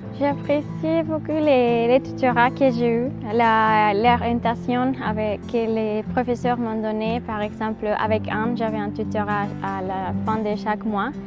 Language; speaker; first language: French; non-native, fluent; Spanish